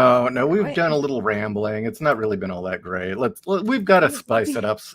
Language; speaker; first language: English; native; English